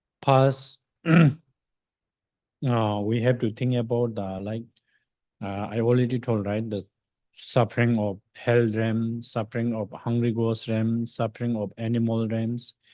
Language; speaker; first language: English; non-native, fluent; Tibetan